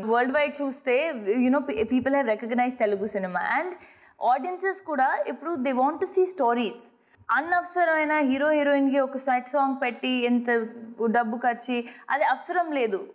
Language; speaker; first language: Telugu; non-native, fluent; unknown